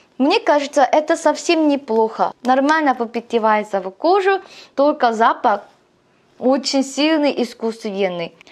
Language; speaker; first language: Russian; non-native, learner; Korean